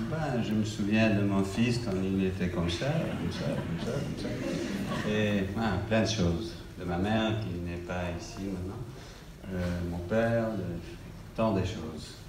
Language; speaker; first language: French; non-native, fluent; English